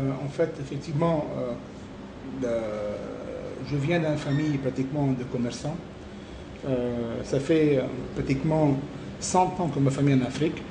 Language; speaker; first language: French; non-native, local second language; Arabic